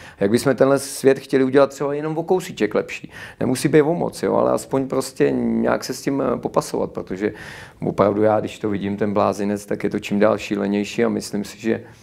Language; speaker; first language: Czech; native; Czech